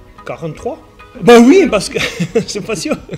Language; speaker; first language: French; non-native, learner; Afrikaans